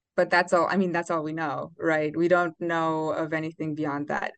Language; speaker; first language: English; non-native, fluent; Romanian